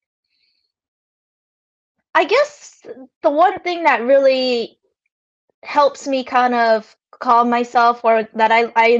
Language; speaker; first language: English; native; English